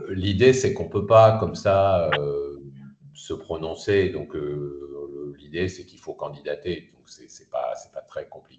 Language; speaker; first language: French; native; French